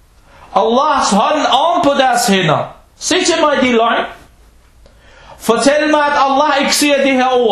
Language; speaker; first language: Danish; early bilingual, other home language; Arabic